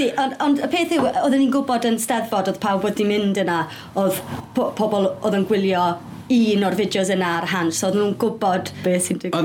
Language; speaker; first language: Welsh; native; Welsh